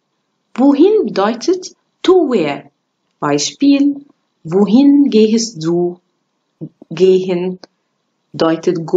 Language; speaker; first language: German; non-native, fluent; Arabic